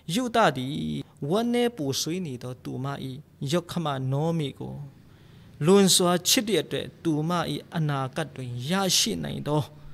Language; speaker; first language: Burmese; non-native, local second language; Tedim Chin